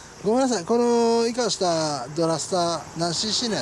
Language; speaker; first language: Japanese; native; Japanese